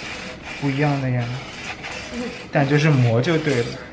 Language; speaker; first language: Chinese; native; Chinese